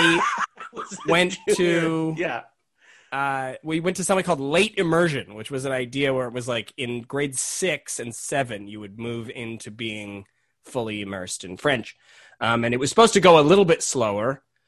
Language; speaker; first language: English; native; English